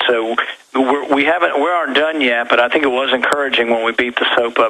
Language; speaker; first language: English; native; English